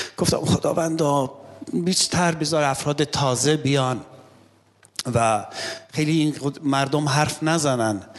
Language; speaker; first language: Persian; non-native, local second language; Armenian